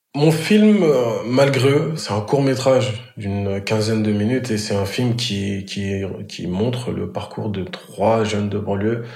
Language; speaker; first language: French; native; French